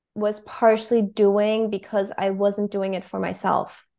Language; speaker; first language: English; non-native, fluent; German